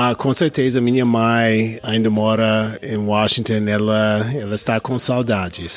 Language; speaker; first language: Portuguese; non-native, learner; English